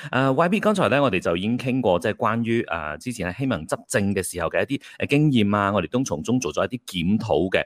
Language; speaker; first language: Cantonese; native; Cantonese